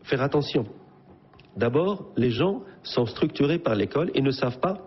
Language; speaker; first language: French; non-native, local second language; Arabic